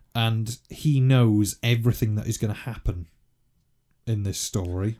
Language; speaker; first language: English; native; English